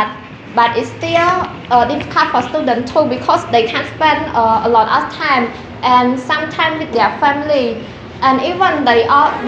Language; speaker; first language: English; non-native, learner; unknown